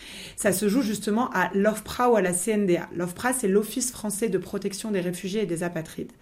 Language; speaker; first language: French; native; French